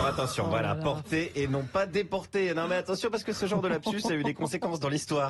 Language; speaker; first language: French; native; French